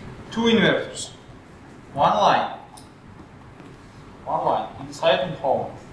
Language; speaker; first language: English; non-native, learner; Russian